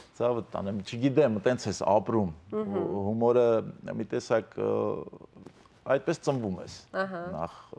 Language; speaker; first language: Armenian; native; Armenian